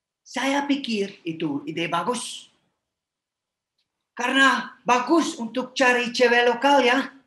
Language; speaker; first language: Indonesian; non-native, learner; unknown